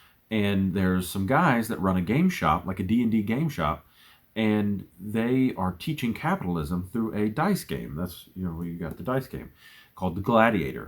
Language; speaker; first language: English; native; English